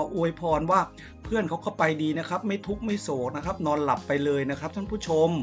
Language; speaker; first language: Thai; native; Thai